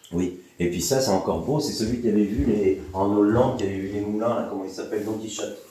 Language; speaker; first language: French; native; French